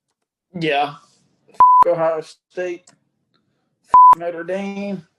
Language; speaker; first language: English; native; English